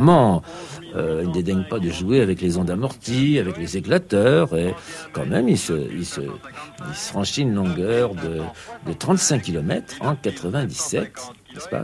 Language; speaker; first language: French; native; French